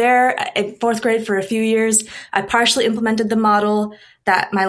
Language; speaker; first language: English; native; English